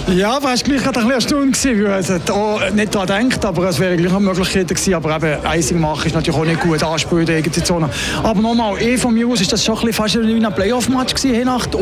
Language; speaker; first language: German; native; German